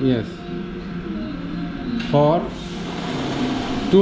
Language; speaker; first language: English; non-native, learner; Bangla